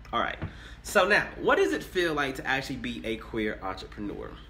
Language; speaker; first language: English; native; English